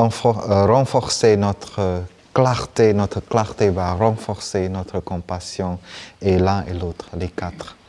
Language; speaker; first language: French; non-native, fluent; Vietnamese